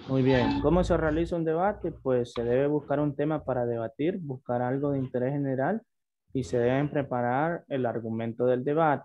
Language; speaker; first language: Spanish; native; Spanish